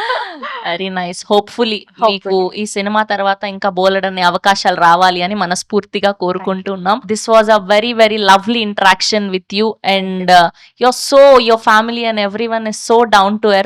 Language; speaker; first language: Telugu; native; Telugu